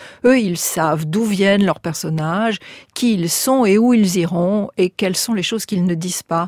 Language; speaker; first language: French; native; French